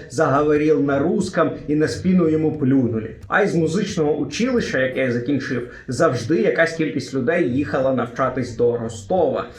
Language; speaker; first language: Ukrainian; non-native, local second language; Russian